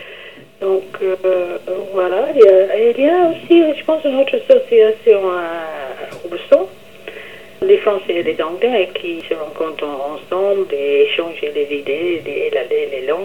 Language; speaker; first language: French; non-native, fluent; English